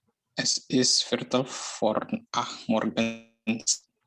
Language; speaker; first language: German; non-native, learner; Indonesian